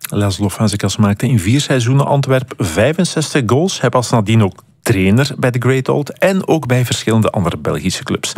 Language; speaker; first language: Dutch; native; Dutch